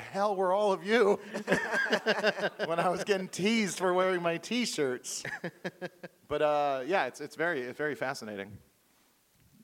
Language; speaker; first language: English; native; English